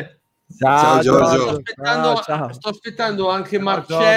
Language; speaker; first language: Italian; native; Italian